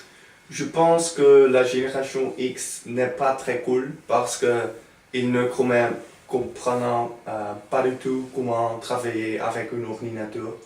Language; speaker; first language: French; non-native, learner; Dutch